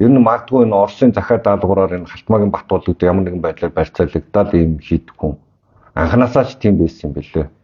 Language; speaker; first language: Mongolian; native; Mongolian